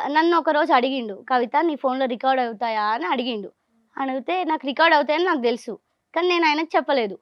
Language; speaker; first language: Telugu; native; Telugu